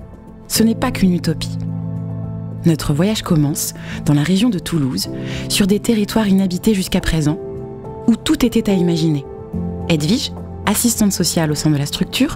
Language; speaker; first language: French; native; French